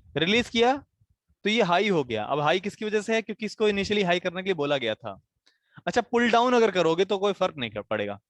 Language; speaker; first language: Hindi; native; Hindi